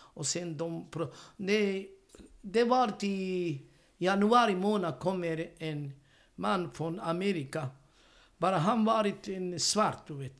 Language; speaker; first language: Swedish; non-native, learner; Romany